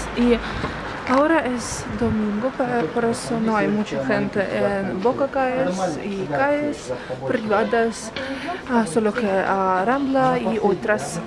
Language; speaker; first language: Spanish; non-native, learner; Russian